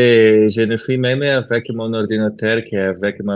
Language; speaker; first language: French; non-native, learner; Portuguese